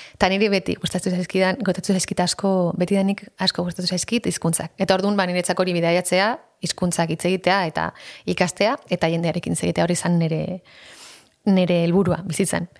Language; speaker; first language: Basque; non-native, local second language; Spanish